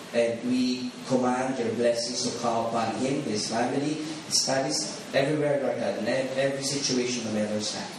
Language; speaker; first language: English; non-native, local second language; Filipino